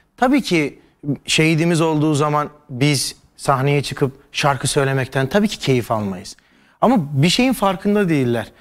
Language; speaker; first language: Turkish; native; Turkish